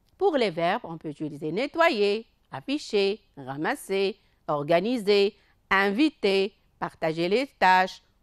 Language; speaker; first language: French; non-native, local second language; Arabic